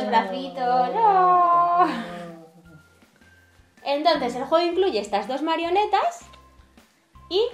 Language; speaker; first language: Spanish; native; Spanish